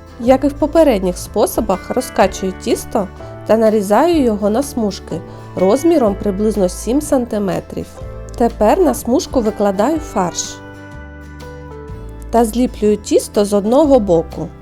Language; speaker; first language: Ukrainian; native; Ukrainian